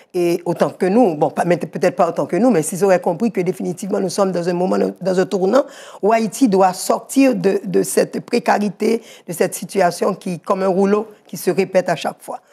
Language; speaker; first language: French; native; French